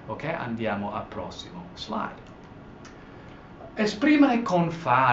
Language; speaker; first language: Italian; non-native, fluent; English